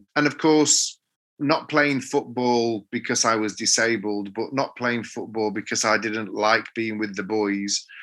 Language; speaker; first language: English; native; English